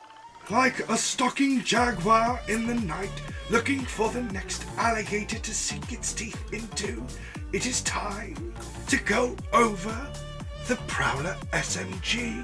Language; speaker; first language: English; native; English